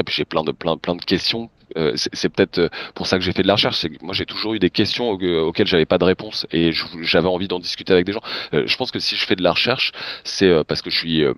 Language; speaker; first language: French; native; French